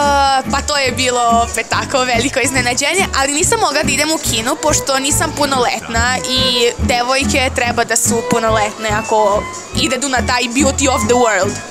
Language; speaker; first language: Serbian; early bilingual, heritage; Serbian